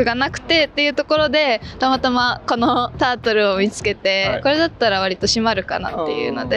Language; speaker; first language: Japanese; native; Japanese